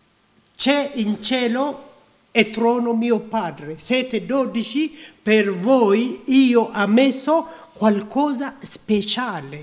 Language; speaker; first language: Italian; non-native, learner; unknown